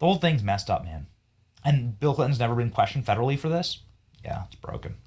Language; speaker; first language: English; native; English